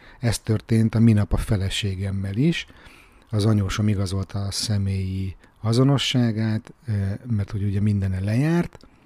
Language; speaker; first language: Hungarian; native; Hungarian